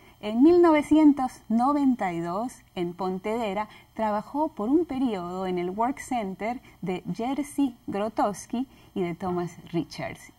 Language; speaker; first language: Spanish; native; Spanish